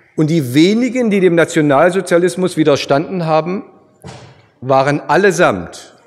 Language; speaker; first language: German; native; German